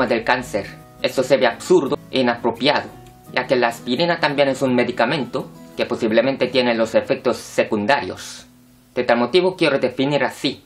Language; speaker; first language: Spanish; non-native, fluent; Korean